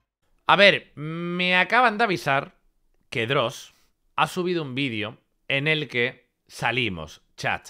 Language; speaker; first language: Spanish; native; Spanish